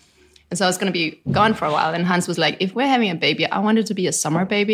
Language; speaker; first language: English; non-native, fluent; Danish